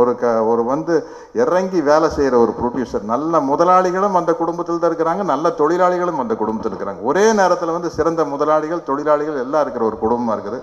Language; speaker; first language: Tamil; native; Tamil